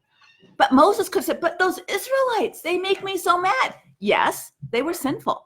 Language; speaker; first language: English; native; English